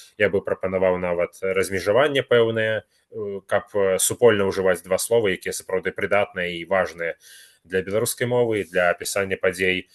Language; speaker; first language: Belarusian; native; Belarusian